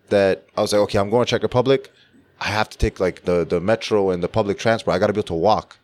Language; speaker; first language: English; early bilingual, other home language; Czech